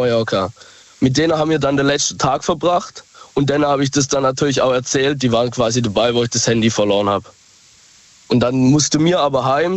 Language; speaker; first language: German; native; German